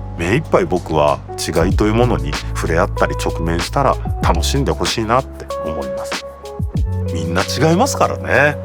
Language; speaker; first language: Japanese; native; Japanese